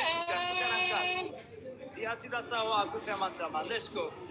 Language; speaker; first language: Indonesian; non-native, learner; Turkish